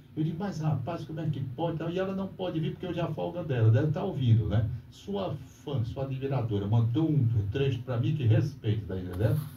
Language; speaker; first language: Portuguese; native; Portuguese